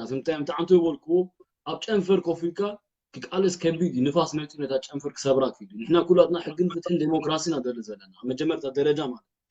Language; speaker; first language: Tigrinya; early bilingual, heritage; Tigrinya